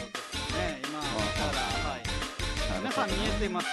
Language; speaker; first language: Japanese; non-native, fluent; Nepali